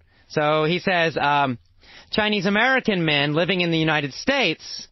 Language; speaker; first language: English; native; English